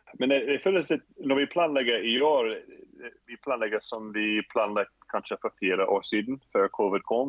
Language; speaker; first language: Norwegian; non-native, fluent; English